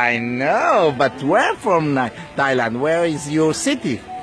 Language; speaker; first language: English; non-native, learner; Hebrew